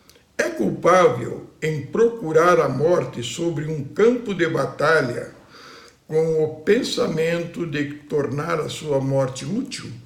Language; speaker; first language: Portuguese; native; Portuguese